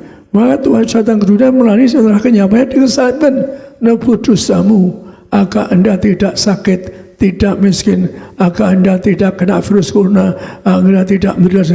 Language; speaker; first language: Indonesian; native; Indonesian